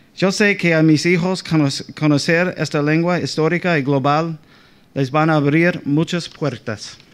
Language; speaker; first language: Spanish; non-native, fluent; English